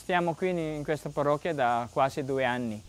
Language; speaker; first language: Spanish; non-native, learner; Filipino